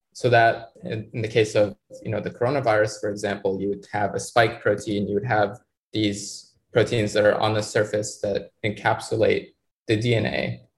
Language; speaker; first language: English; non-native, fluent; Arabic